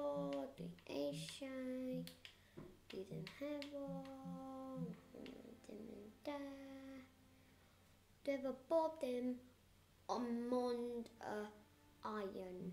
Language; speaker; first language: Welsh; non-native, local second language; English